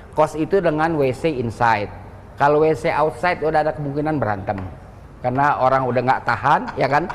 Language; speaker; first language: Indonesian; native; Indonesian